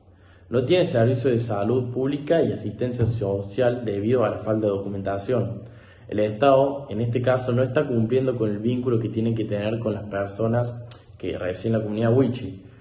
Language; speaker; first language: Spanish; native; Spanish